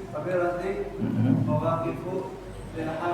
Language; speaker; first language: Arabic; non-native, learner; Indonesian